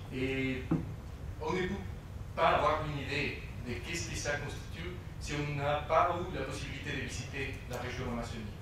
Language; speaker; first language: French; non-native, fluent; Spanish